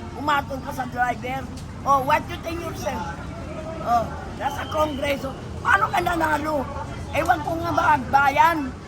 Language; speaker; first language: Filipino; non-native, local second language; Iloko